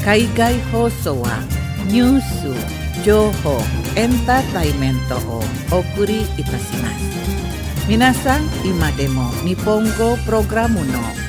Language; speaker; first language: Japanese; non-native, fluent; Indonesian